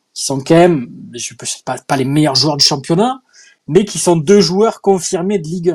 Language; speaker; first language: French; native; French